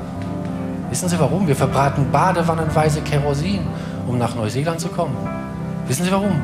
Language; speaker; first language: German; native; German